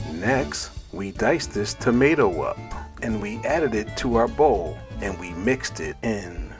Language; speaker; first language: English; native; English